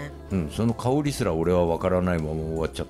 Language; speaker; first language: Japanese; native; Japanese